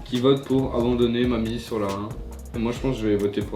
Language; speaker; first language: French; native; French